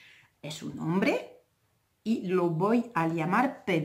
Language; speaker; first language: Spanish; non-native, fluent; French